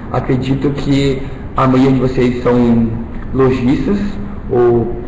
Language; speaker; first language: Portuguese; early bilingual, other home language; Italian